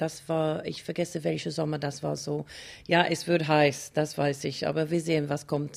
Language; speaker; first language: German; non-native, fluent; English